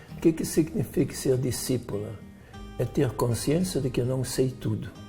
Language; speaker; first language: Portuguese; non-native, fluent; Dutch